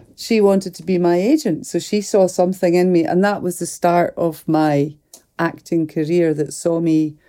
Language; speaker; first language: English; native; English